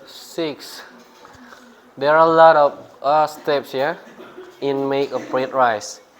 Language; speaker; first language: English; non-native, fluent; Indonesian